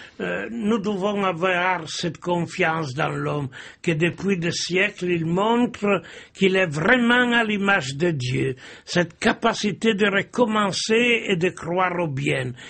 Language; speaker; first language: French; non-native, fluent; Italian